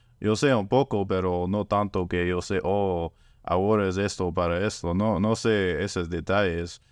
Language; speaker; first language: Spanish; non-native, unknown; French